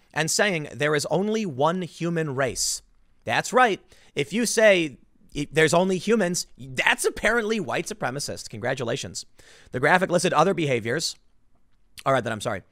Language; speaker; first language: English; native; English